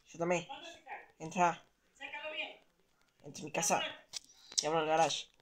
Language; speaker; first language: Spanish; native; Spanish